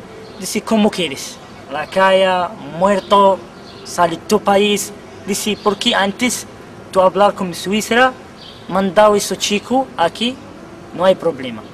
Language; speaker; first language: Spanish; non-native, learner; Kabyle